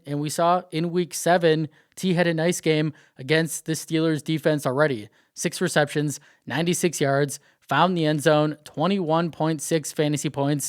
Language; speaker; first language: English; native; English